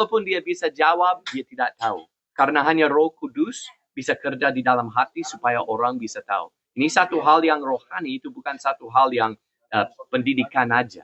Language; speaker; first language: Indonesian; non-native, fluent; English